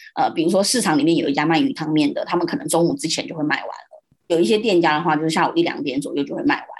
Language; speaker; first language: Chinese; early bilingual, heritage; Chinese